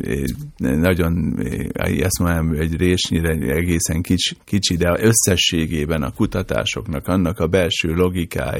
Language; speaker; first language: Hungarian; native; Hungarian